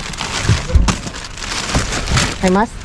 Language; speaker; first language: Spanish; non-native, learner; Filipino